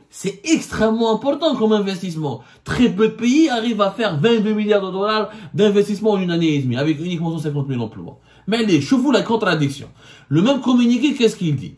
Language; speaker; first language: French; non-native, local second language; Arabic